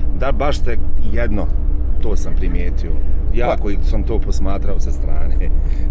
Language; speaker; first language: Bosnian; native; Bosnian